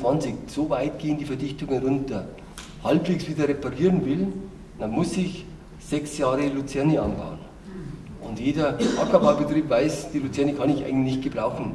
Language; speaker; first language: German; native; German